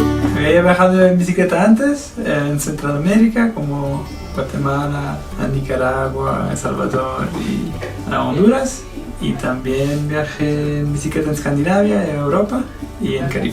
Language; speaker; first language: Spanish; non-native, fluent; Portuguese